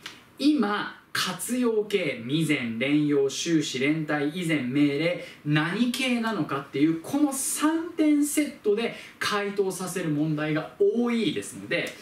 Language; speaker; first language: Japanese; native; Japanese